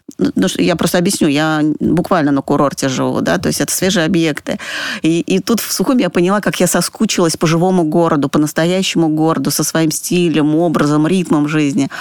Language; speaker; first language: Russian; native; Russian